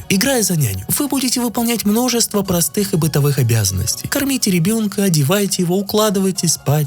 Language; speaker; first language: Russian; native; Russian